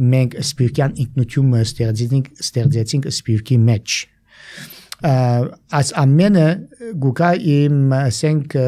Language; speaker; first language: Armenian; early bilingual, heritage; Armenian